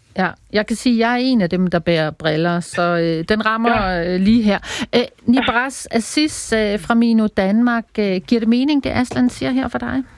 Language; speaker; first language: Danish; native; Danish